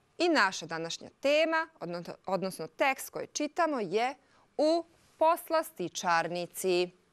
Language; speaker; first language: Serbian; non-native, local second language; Hungarian